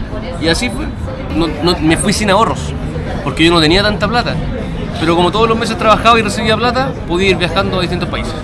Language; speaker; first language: Spanish; native; Spanish